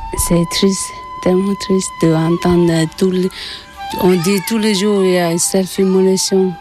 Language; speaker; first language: French; non-native, learner; Tibetan